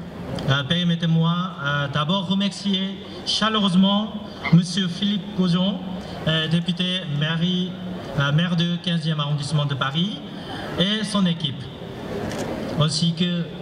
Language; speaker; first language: French; non-native, fluent; Korean